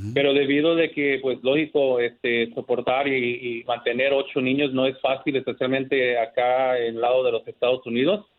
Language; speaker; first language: Spanish; early bilingual, heritage; Spanish